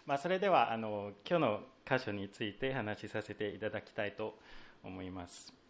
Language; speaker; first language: Japanese; non-native, fluent; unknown